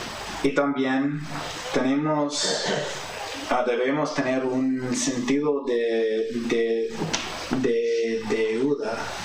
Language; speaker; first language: Spanish; non-native, fluent; English